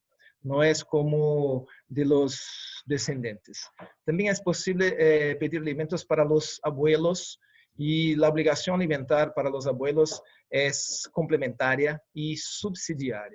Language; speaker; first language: Spanish; non-native, fluent; Portuguese